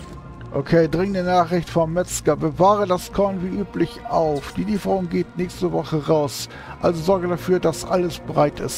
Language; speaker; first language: German; native; German